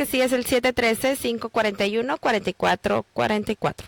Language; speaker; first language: Spanish; native; Spanish